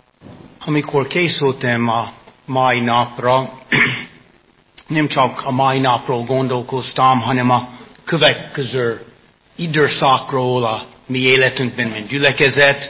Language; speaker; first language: Hungarian; non-native, fluent; English